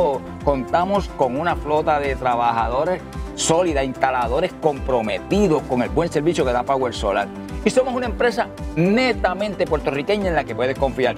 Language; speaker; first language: Spanish; native; Spanish